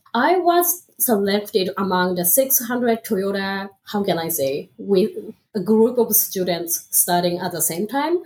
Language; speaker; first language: English; non-native, fluent; Japanese